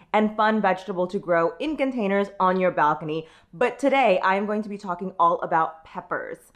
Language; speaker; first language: English; native; English